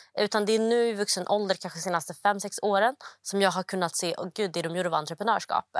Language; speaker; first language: Swedish; early bilingual, other home language; Somali